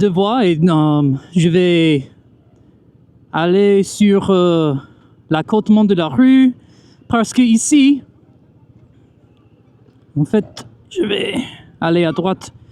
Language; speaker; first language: French; non-native, fluent; English